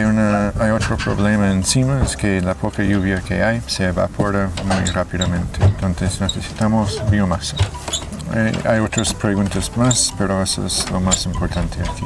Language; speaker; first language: Spanish; non-native, fluent; English